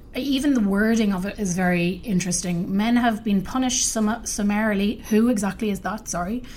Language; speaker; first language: English; native; English